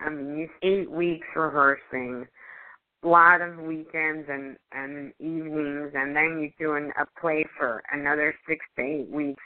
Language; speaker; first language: English; early bilingual, other home language; Spanish